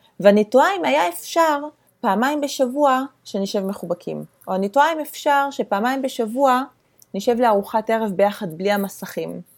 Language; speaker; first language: Hebrew; native; Hebrew